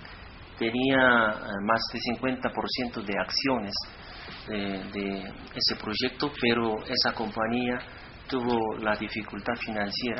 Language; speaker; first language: Spanish; non-native, fluent; Korean